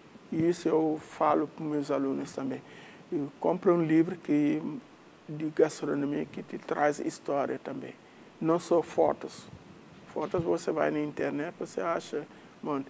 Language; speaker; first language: Portuguese; non-native, fluent; Wolof